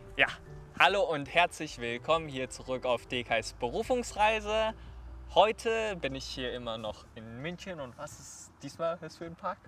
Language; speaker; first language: German; non-native, fluent; Chinese